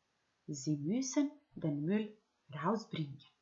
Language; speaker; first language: German; non-native, fluent; Macedonian